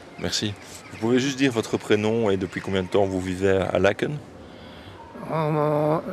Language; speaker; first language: French; native; French